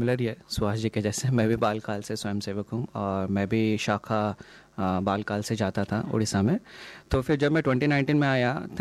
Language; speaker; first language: Hindi; non-native, local second language; Odia